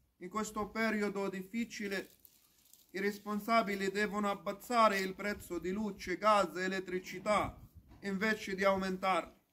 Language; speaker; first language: Italian; non-native, fluent; Arabic